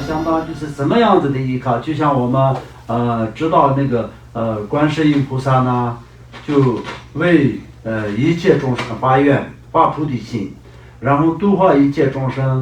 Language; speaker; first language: Chinese; non-native, local second language; Tibetan